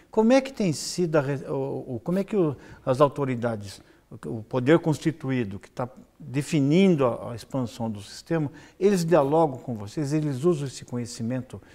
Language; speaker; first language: Portuguese; native; Portuguese